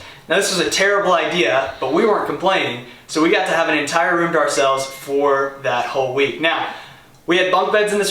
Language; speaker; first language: English; native; English